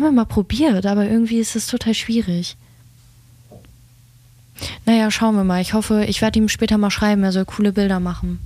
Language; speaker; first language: German; native; German